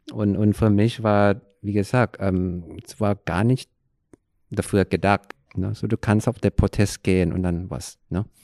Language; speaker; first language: German; non-native, fluent; Thai